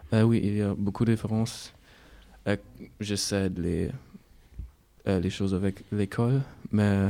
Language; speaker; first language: French; non-native, learner; German